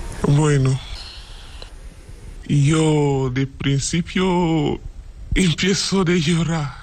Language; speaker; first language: Spanish; non-native, learner; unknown